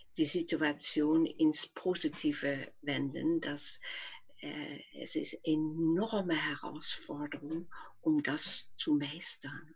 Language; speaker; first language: German; non-native, fluent; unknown